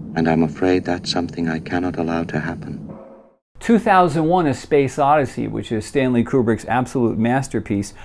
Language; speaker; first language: English; native; English